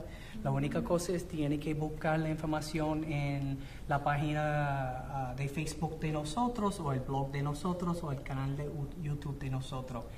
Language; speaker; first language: Spanish; non-native, fluent; English